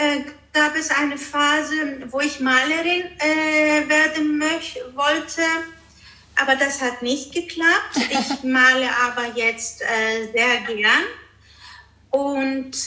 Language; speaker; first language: German; early bilingual, other home language; Greek